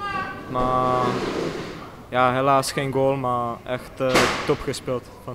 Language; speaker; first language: Dutch; non-native, fluent; Czech